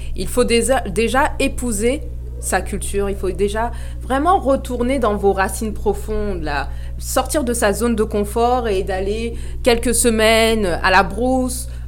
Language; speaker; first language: French; native; French